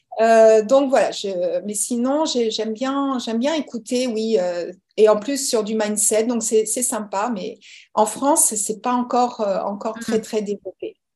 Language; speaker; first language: French; early bilingual, other home language; English